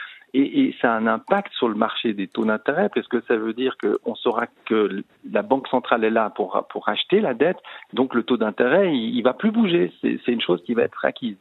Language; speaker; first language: French; native; French